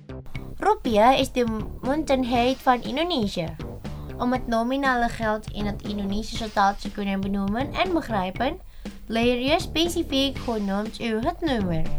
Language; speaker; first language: Dutch; non-native, fluent; Indonesian